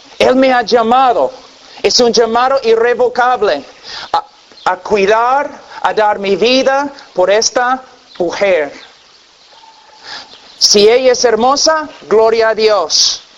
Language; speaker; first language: Spanish; non-native, fluent; English